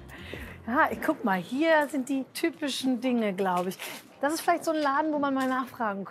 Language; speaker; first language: German; native; German